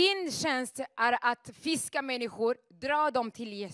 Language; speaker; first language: Swedish; non-native, fluent; Rundi